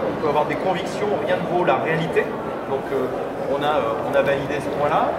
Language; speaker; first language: French; native; French